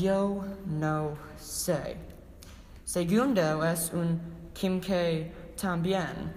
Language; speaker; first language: Spanish; non-native, learner; English